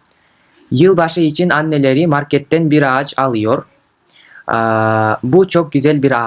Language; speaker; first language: Turkish; non-native, fluent; Kyrgyz